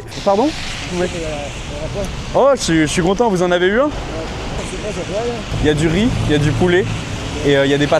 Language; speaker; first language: French; native; French